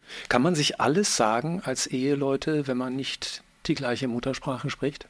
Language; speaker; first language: German; native; German